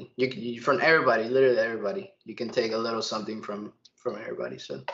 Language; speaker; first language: English; early bilingual, other home language; Spanish